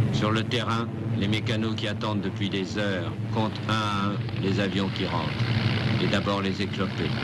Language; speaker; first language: French; native; French